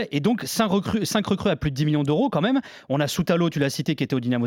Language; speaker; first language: French; native; French